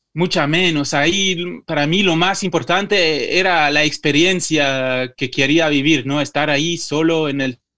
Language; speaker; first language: Spanish; non-native, fluent; French